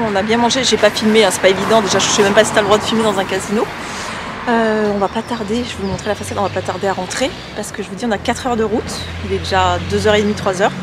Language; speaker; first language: French; native; French